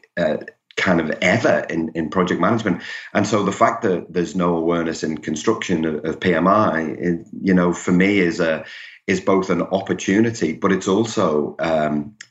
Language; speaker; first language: English; native; English